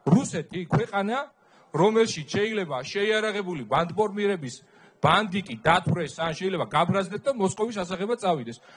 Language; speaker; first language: Georgian; native; Georgian